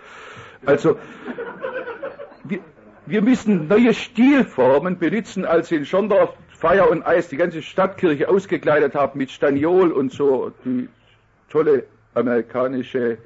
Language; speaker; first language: German; native; German